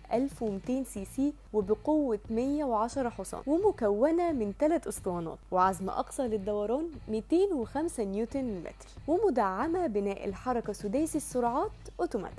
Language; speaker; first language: Arabic; native; Arabic